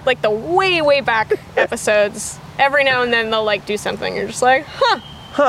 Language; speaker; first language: English; native; English